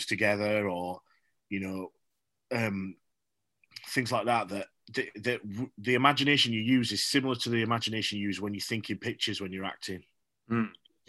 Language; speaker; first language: English; native; English